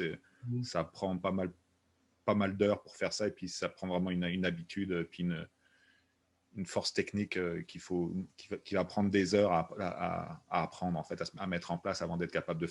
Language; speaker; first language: French; native; French